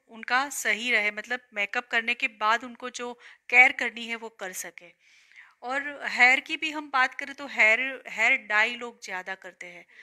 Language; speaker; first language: Hindi; non-native, local second language; Gujarati